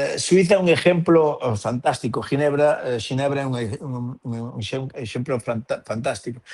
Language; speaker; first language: Galician; native; Galician